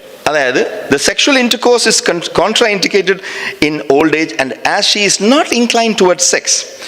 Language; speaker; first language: English; non-native, local second language; Malayalam